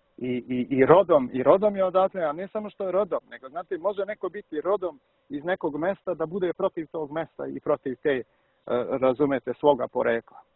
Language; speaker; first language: Serbian; early bilingual, heritage; Serbian